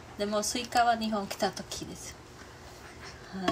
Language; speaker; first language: Japanese; non-native, learner; Portuguese